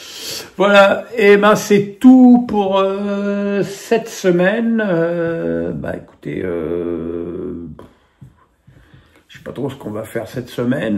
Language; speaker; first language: French; native; French